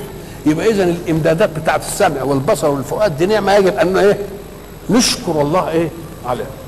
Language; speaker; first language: Arabic; native; Arabic